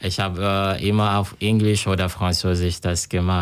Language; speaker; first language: German; non-native, learner; Kinyarwanda